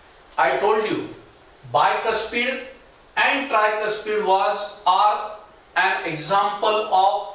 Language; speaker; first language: English; non-native, local second language; Marathi